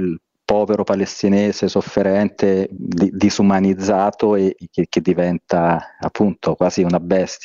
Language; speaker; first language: Italian; native; Italian